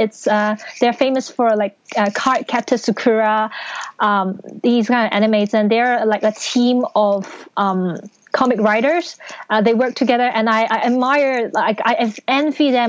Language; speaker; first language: English; non-native, local second language; Cantonese